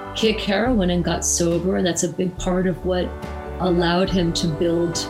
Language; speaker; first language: English; native; English